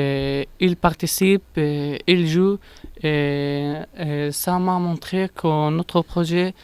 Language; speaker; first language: French; non-native, learner; Arabic